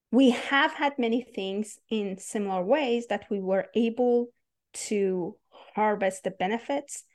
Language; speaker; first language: English; non-native, fluent; Persian